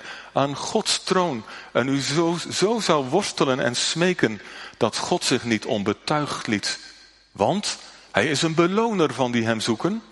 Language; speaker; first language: Dutch; native; Dutch